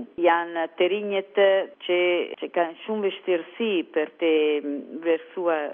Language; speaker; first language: Albanian; non-native, learner; Italian